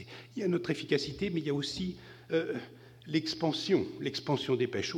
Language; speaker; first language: French; native; French